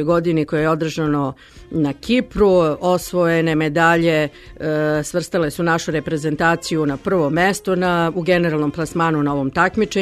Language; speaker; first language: Serbian; native; Serbian